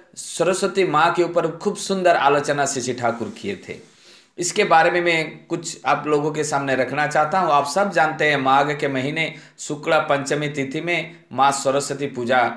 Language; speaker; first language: Hindi; non-native, local second language; Odia